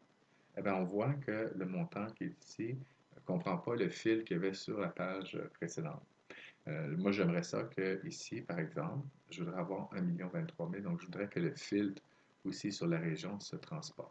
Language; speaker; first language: French; native; French